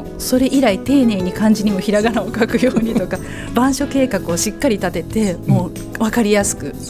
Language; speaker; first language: Japanese; native; Japanese